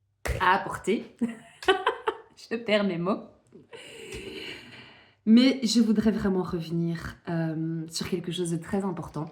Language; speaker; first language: French; native; French